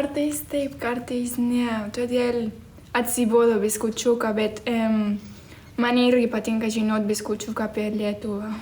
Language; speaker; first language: Lithuanian; early bilingual, heritage; Spanish